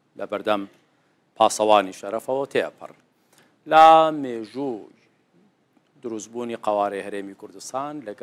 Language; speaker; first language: Central Kurdish; native; Central Kurdish